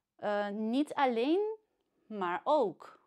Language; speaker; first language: Dutch; non-native, fluent; Russian